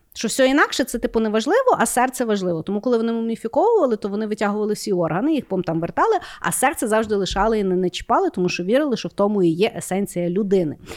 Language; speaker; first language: Ukrainian; non-native, local second language; Russian